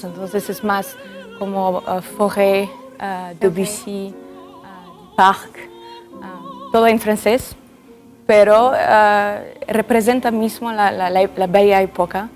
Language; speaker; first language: Spanish; non-native, fluent; French